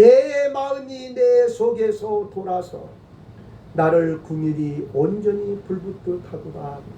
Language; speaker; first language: Korean; native; Korean